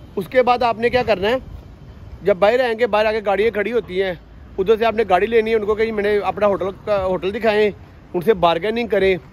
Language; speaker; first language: Urdu; non-native, local second language; Punjabi